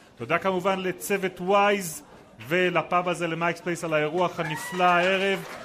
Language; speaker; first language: Hebrew; native; Hebrew